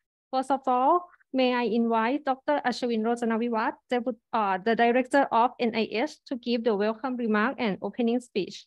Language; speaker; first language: English; non-native, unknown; Thai